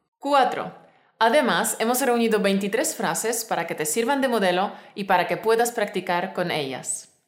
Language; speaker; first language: Spanish; native; Spanish